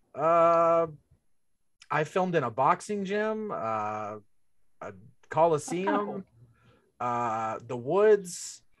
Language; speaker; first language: English; native; English